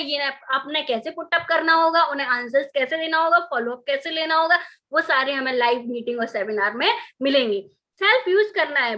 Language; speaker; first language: Hindi; native; Hindi